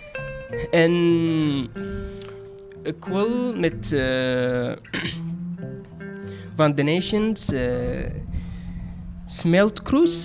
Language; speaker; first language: Dutch; non-native, learner; Arabic